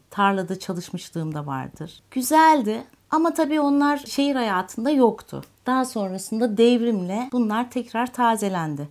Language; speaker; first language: Turkish; native; Turkish